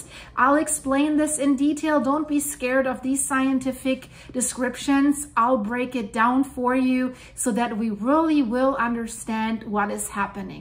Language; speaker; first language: English; non-native, fluent; German